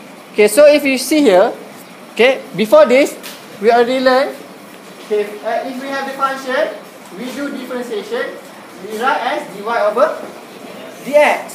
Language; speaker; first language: English; non-native, local second language; Malay